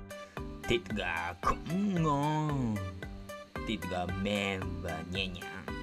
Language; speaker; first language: Vietnamese; non-native, learner; Japanese